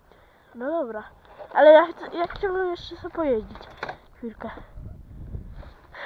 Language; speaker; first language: Polish; native; Polish